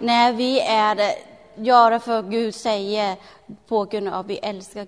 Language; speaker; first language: Swedish; non-native, learner; Thai